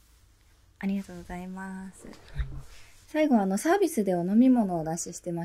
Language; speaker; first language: Japanese; native; Japanese